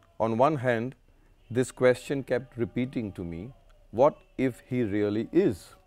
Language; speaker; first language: English; non-native, local second language; Gujarati